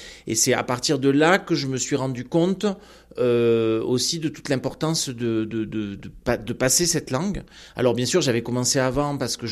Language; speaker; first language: French; non-native, local second language; Occitan